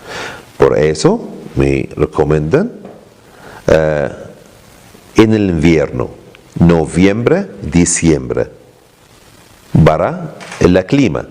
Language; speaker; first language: Spanish; non-native, learner; Arabic